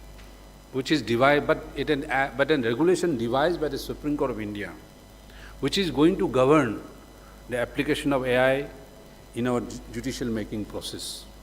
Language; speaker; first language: English; non-native, local second language; Manipuri